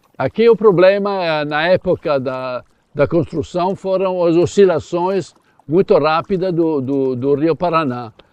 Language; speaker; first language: Portuguese; non-native, fluent; Italian